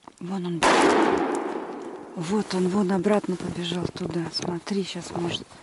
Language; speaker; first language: Russian; native; Russian